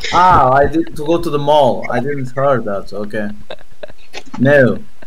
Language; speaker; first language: English; non-native, fluent; Spanish